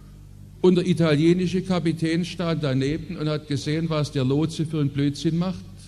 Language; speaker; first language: German; native; German